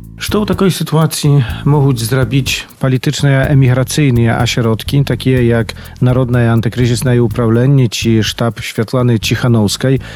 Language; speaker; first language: Belarusian; native; Belarusian